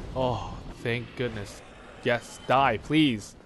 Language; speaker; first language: English; non-native, local second language; Cantonese